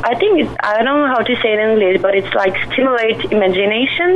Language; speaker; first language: English; non-native, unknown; French